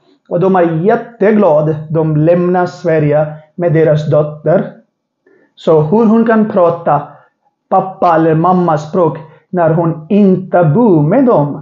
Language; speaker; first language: Swedish; non-native, learner; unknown